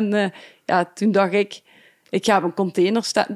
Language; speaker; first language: Dutch; native; Dutch